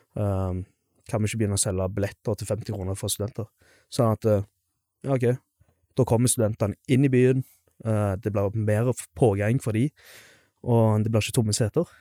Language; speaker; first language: Norwegian; native; Norwegian